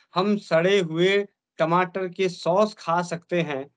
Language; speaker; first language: Hindi; native; Hindi